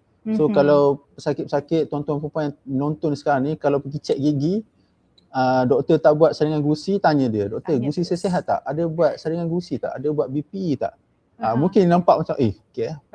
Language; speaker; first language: Malay; native; Malay